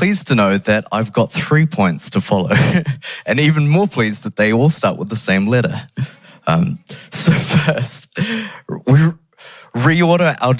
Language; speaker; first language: English; native; English